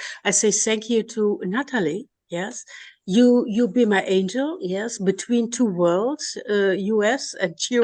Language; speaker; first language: English; non-native, learner; German